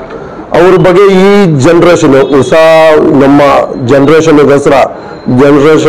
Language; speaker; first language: Kannada; non-native, local second language; Urdu